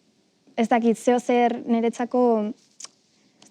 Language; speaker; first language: Basque; non-native, local second language; Spanish